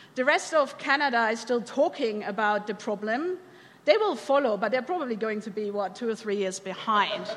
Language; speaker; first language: English; non-native, fluent; German